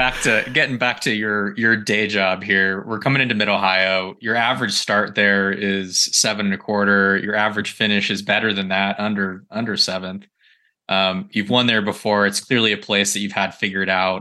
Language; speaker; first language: English; native; English